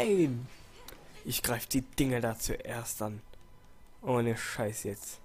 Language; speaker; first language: German; native; German